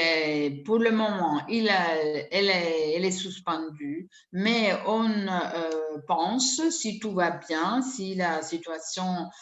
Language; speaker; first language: French; non-native, fluent; Italian